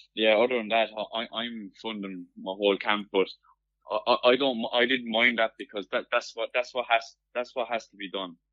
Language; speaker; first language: English; native; English